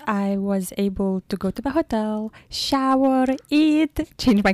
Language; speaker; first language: English; non-native, fluent; Lithuanian